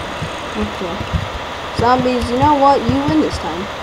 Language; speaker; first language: English; native; English